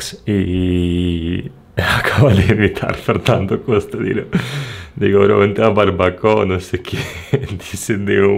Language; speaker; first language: Spanish; non-native, fluent; Russian